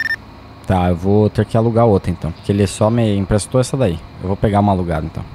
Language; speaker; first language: Portuguese; native; Portuguese